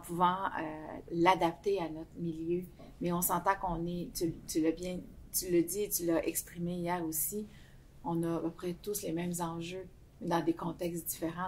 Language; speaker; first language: French; native; French